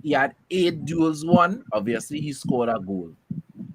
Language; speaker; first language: English; native; English